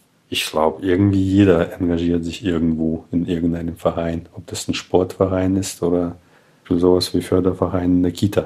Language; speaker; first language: German; non-native, fluent; Russian